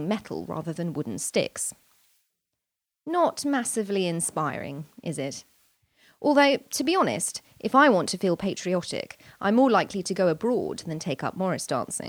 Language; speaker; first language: English; native; English